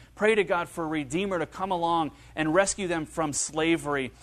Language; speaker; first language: English; native; English